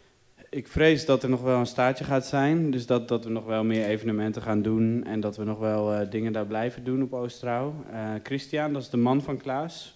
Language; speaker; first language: Dutch; native; Dutch